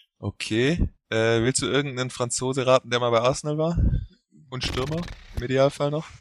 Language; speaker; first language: German; native; German